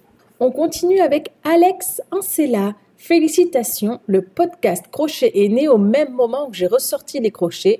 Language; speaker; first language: French; native; French